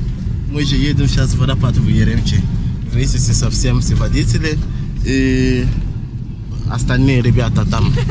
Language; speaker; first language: Russian; non-native, learner; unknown